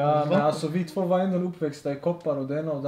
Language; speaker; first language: Swedish; early bilingual, other home language; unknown